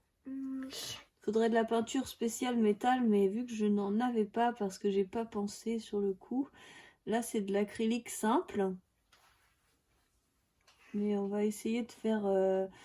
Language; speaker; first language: French; native; French